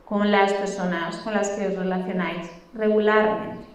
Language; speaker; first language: Spanish; native; Spanish